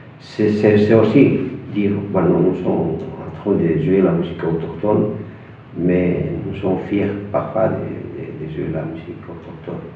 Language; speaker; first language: French; non-native, fluent; Spanish